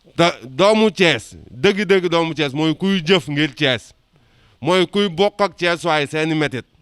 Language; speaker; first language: Wolof; native; Wolof